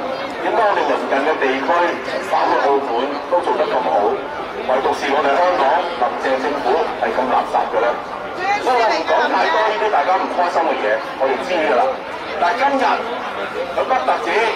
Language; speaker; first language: Chinese; native; Chinese